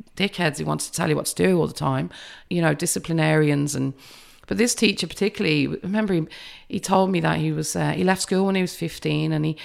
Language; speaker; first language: English; native; English